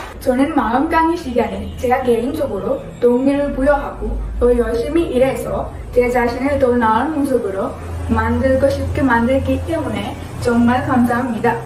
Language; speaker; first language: Korean; non-native, learner; Sinhala